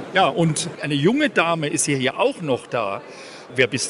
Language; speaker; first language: German; native; German